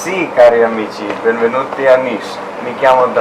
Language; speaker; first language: Italian; non-native, learner; Serbian